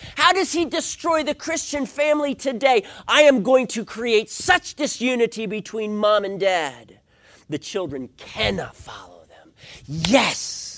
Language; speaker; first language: English; native; English